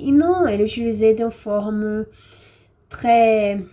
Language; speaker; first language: French; non-native, learner; Portuguese